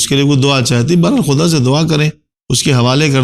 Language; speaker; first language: Urdu; native; Urdu